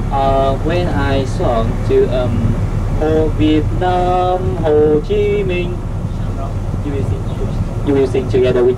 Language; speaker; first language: English; non-native, local second language; Vietnamese